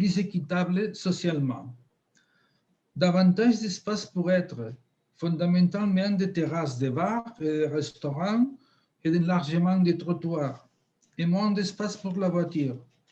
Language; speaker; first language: French; non-native, fluent; Spanish